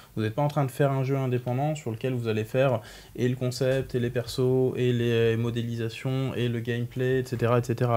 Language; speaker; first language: French; native; French